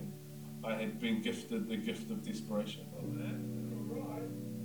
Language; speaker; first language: English; native; English